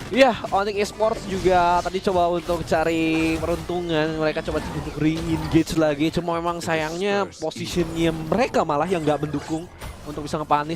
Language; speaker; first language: Indonesian; native; Indonesian